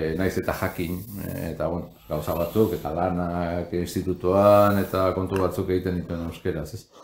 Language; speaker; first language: Basque; non-native, local second language; Spanish